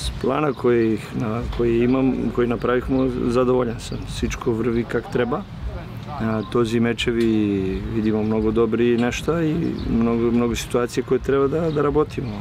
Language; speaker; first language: Bulgarian; non-native, learner; Serbian